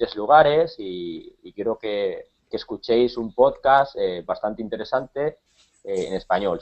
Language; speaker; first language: Spanish; native; Spanish